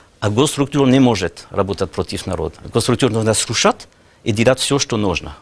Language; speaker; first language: Russian; non-native, learner; French